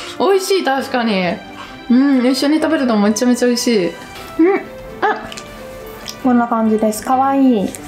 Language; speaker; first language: Japanese; non-native, fluent; Italian